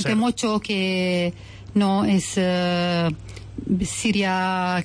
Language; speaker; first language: Spanish; non-native, learner; Arabic